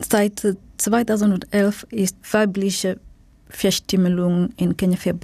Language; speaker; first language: German; non-native, fluent; Swahili